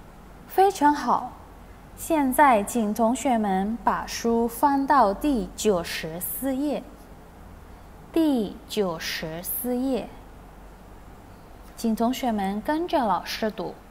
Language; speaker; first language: Chinese; non-native, fluent; Indonesian